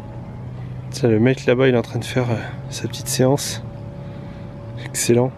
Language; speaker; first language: French; native; French